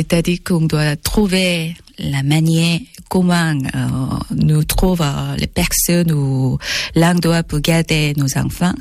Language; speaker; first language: French; non-native, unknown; Korean